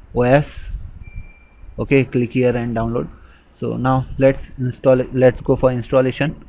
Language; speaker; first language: English; non-native, local second language; Hindi